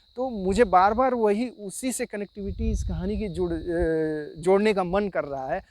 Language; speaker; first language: Hindi; native; Hindi